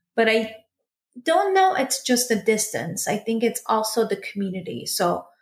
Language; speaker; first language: English; early bilingual, other home language; Persian